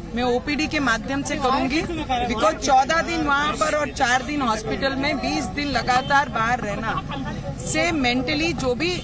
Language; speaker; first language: Hindi; non-native, local second language; Marathi